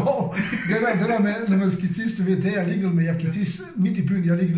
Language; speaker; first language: Danish; non-native, fluent; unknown